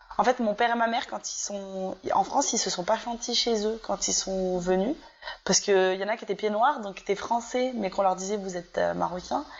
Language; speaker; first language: French; native; French